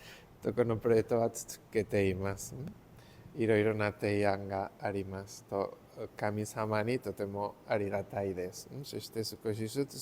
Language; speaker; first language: Japanese; non-native, learner; Spanish